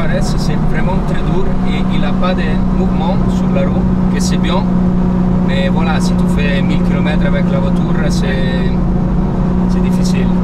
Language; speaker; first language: French; non-native, learner; Italian